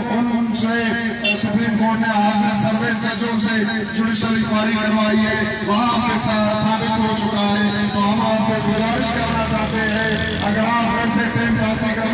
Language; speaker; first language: Urdu; non-native, local second language; Baluchi